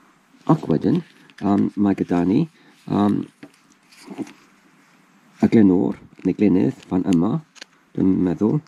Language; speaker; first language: Welsh; non-native, learner; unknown